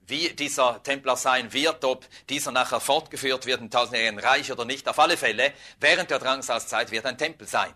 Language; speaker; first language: German; native; German